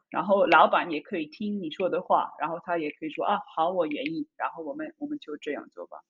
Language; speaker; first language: Chinese; non-native, fluent; German